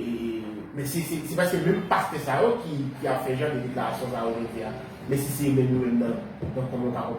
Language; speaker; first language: Haitian Creole; native; Haitian Creole